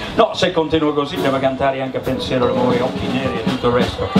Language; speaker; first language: Italian; non-native, fluent; English